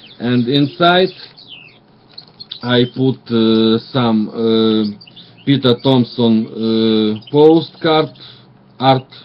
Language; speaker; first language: English; non-native, learner; Russian